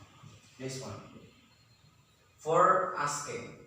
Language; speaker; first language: English; non-native, learner; Indonesian